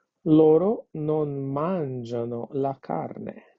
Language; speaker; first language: Italian; non-native, fluent; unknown